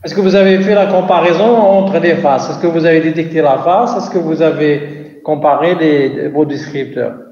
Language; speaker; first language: French; non-native, local second language; Arabic